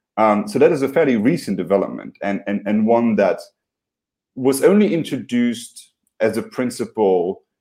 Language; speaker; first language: English; non-native, fluent; Luxembourgish